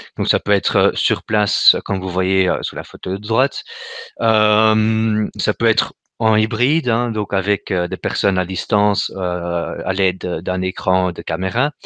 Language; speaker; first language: French; native; French